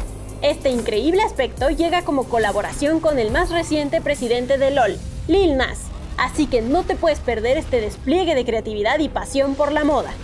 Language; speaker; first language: Spanish; native; Spanish